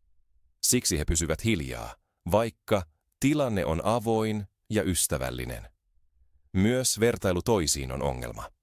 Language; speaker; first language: Finnish; non-native, fluent; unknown